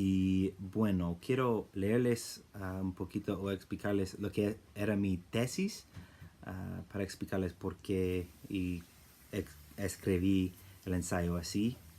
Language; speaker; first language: Spanish; non-native, fluent; English